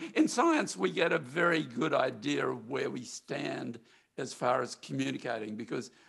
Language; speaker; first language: English; native; English